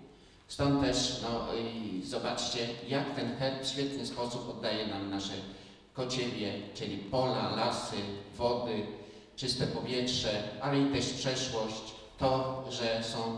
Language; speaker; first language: Polish; native; Polish